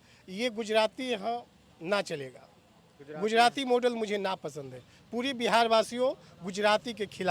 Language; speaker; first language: Hindi; native; Hindi